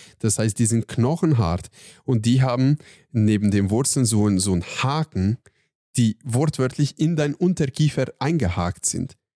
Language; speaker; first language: German; non-native, fluent; Hungarian